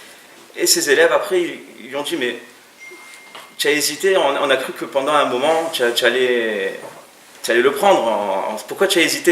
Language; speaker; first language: French; native; French